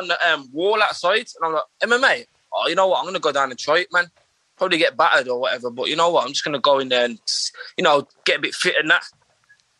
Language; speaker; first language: English; native; English